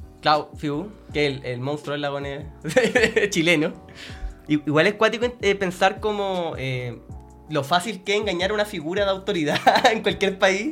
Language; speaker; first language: Spanish; native; Spanish